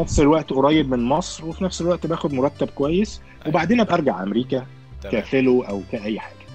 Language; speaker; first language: Arabic; native; Arabic